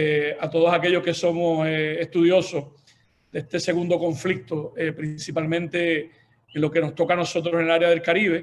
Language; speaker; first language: Spanish; native; Spanish